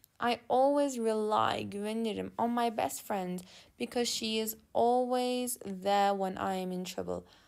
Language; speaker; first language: English; non-native, fluent; Turkish